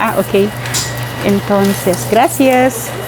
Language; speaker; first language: Spanish; non-native, learner; Filipino